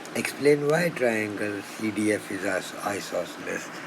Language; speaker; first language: English; non-native, local second language; Urdu